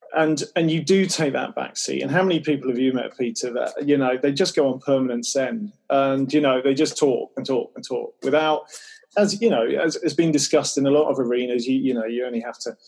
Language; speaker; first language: English; native; English